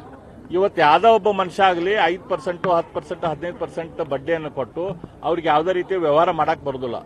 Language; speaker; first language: Kannada; native; Kannada